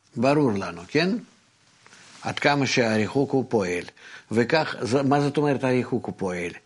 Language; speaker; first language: Hebrew; non-native, fluent; Russian